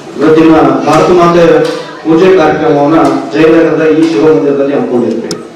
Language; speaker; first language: Kannada; native; Kannada